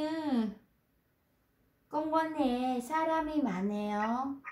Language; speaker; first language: Korean; non-native, fluent; Vietnamese